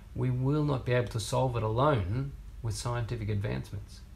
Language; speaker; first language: English; native; English